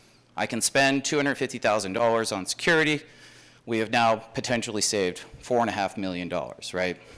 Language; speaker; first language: English; native; English